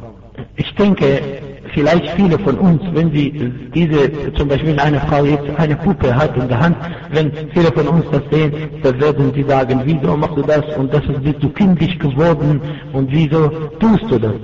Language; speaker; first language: German; non-native, fluent; Arabic